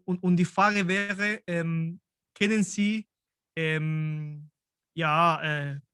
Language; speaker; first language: German; non-native, fluent; Spanish